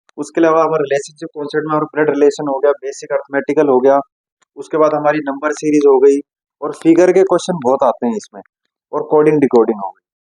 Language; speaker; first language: Hindi; native; Hindi